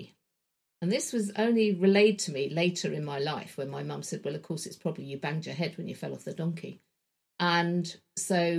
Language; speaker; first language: English; native; English